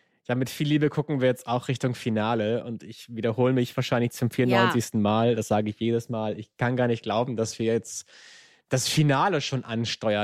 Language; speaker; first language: German; native; German